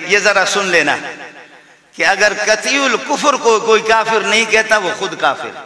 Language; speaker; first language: Urdu; non-native, local second language; Baluchi